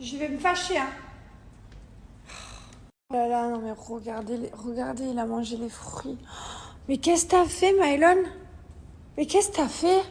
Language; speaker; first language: French; native; French